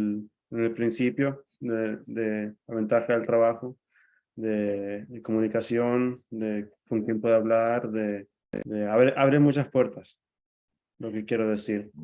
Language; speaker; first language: Spanish; early bilingual, other home language; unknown